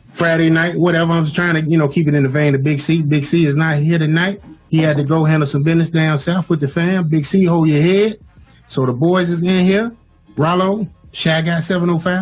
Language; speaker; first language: English; native; English